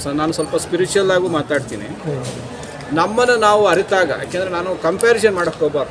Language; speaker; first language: Kannada; native; Kannada